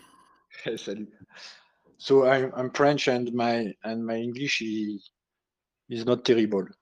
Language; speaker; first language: English; non-native, learner; French